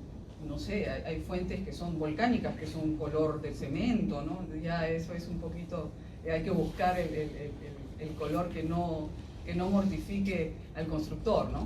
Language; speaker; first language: Spanish; native; Spanish